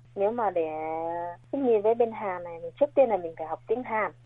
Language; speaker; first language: Vietnamese; native; Vietnamese